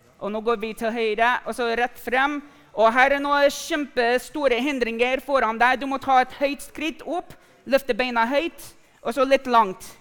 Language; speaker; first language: Norwegian; non-native, fluent; English